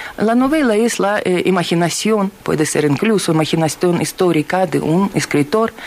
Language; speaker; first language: Spanish; non-native, fluent; Russian